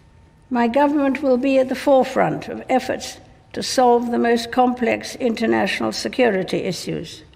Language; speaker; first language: English; native; English